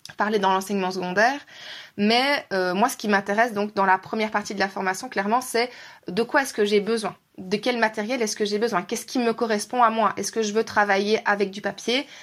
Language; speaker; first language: French; native; French